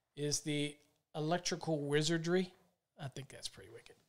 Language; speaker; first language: English; native; English